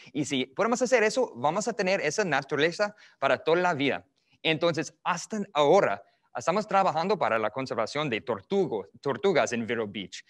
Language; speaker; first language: Spanish; non-native, fluent; English